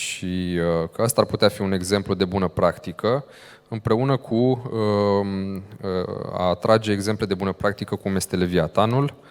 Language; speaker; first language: Romanian; native; Romanian